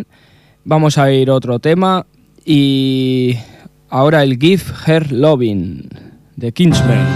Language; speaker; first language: Spanish; native; Spanish